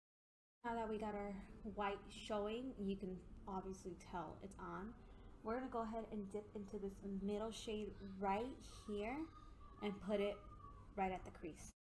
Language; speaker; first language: English; native; English